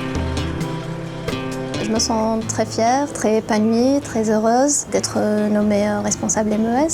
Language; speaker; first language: French; non-native, local second language; Arabic